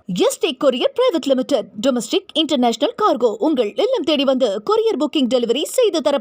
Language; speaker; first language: Tamil; native; Tamil